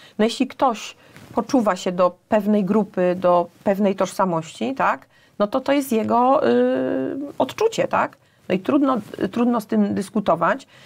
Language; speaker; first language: Polish; native; Polish